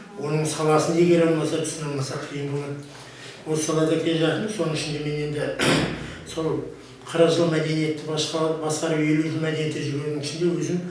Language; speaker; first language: Kazakh; native; Kazakh